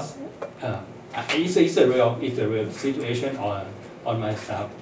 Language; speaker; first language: English; non-native, learner; Thai